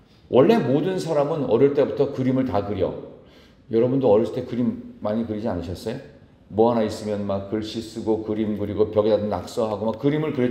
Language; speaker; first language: Korean; native; Korean